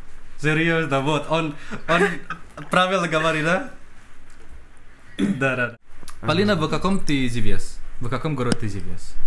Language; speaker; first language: Russian; non-native, learner; Indonesian